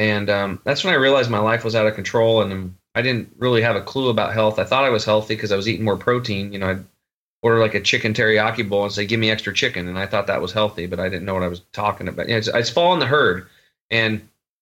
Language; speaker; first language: English; native; English